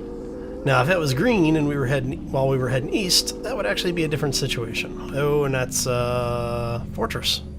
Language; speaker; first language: English; native; English